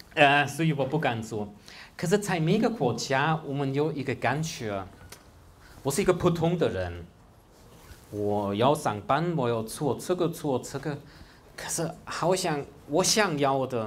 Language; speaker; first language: Chinese; non-native, fluent; German